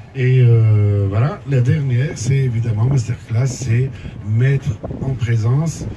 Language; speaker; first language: French; non-native, local second language; Arabic